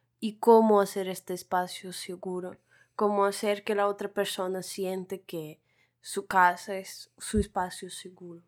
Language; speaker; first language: Spanish; non-native, fluent; Russian